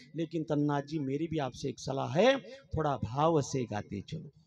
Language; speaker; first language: Hindi; non-native, local second language; Marathi